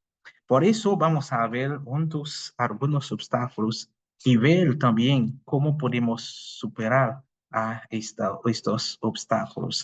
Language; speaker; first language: Spanish; non-native, fluent; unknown